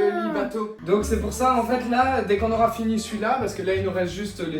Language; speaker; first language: French; native; French